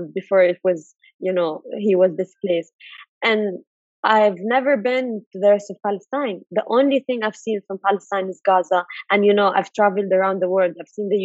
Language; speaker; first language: English; non-native, fluent; Arabic